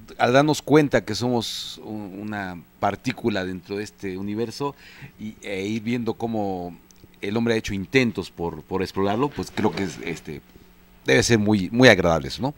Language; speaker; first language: Spanish; native; Spanish